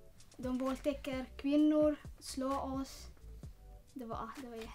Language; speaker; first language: Swedish; non-native, learner; Tigrinya